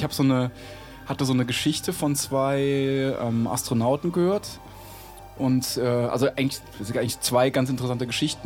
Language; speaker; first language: German; native; German